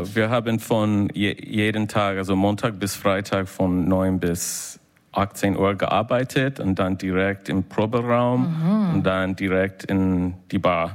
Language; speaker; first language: German; non-native, learner; English